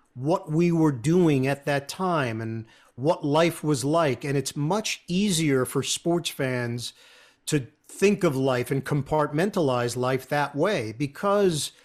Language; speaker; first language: English; native; English